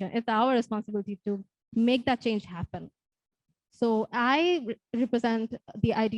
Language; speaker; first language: English; non-native, local second language; Bangla